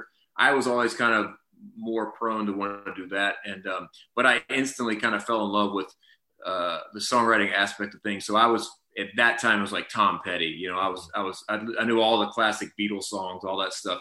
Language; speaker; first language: English; native; English